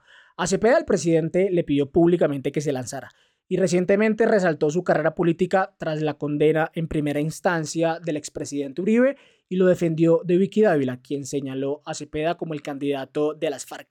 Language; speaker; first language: Spanish; native; Spanish